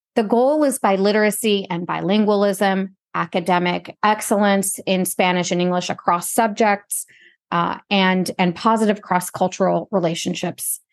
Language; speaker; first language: English; native; English